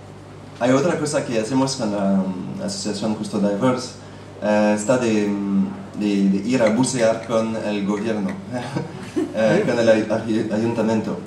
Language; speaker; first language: Spanish; non-native, fluent; French